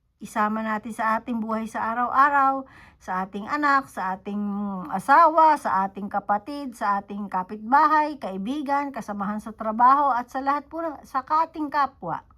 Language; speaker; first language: Filipino; native; Filipino